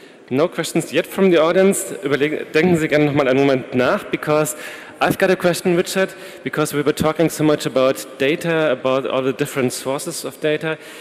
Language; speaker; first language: English; non-native, fluent; German